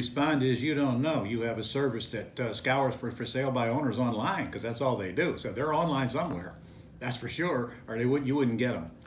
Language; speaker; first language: English; native; English